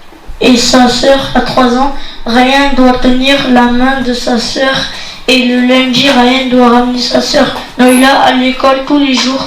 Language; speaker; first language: French; native; French